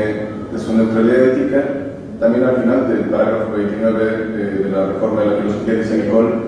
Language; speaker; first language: Spanish; native; Spanish